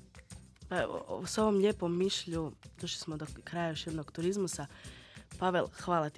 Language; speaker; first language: Serbian; native; Serbian